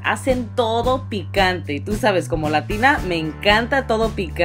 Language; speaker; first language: Spanish; early bilingual, other home language; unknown